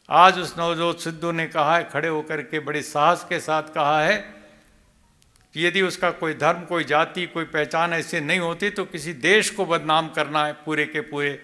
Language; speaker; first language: Hindi; non-native, local second language; Telugu